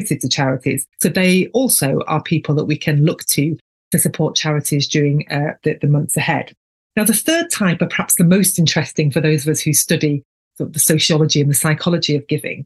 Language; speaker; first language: English; native; English